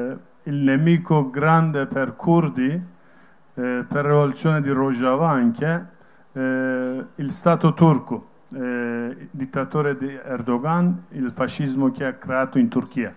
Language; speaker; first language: Italian; non-native, learner; Kurdish